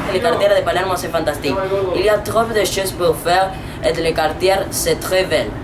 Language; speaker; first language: French; non-native, learner; Spanish